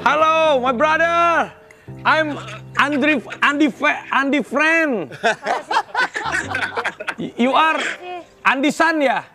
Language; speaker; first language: English; non-native, learner; Indonesian